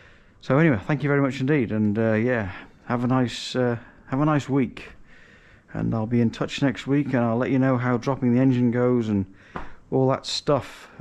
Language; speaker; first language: English; native; English